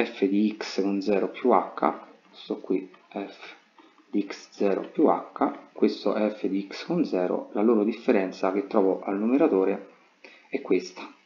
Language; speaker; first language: Italian; native; Italian